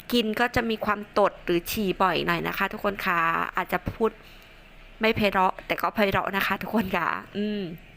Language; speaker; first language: Thai; non-native, local second language; Northern Khmer